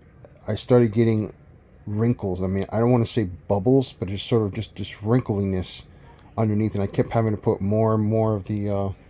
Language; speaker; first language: English; native; English